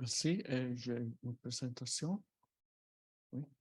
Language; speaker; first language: French; non-native, fluent; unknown